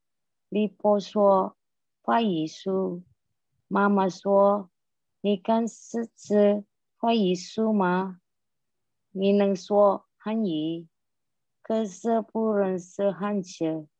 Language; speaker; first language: Chinese; non-native, learner; Indonesian